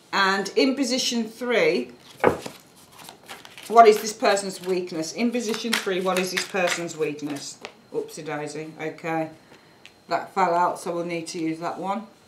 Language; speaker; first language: English; native; English